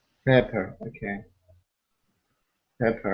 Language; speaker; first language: English; non-native, learner; Spanish